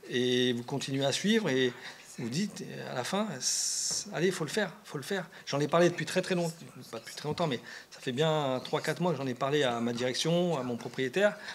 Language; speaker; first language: French; native; French